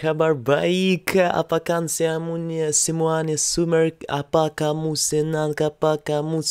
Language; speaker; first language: Indonesian; non-native, learner; Russian